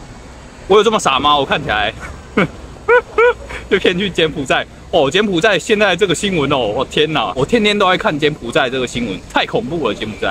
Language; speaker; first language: Chinese; native; Chinese